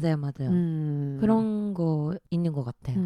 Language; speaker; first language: Korean; early bilingual, heritage; Japanese